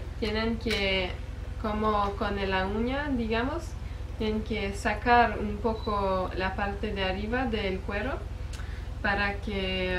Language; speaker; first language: Spanish; non-native, fluent; French